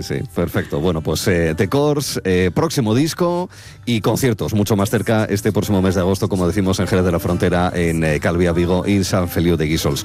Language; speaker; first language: Spanish; native; Spanish